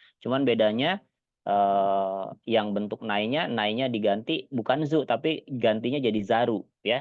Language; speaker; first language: Indonesian; native; Indonesian